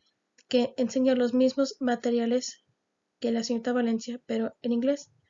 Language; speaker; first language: Spanish; early bilingual, heritage; Spanish